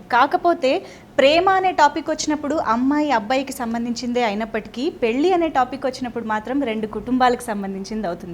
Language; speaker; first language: Telugu; native; Telugu